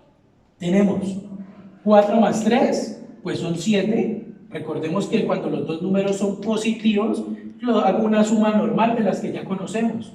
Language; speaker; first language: Spanish; native; Spanish